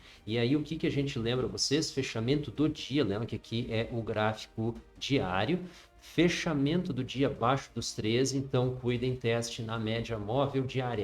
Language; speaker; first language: Portuguese; native; Portuguese